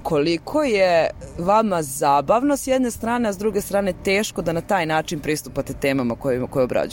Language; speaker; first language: Serbian; native; Serbian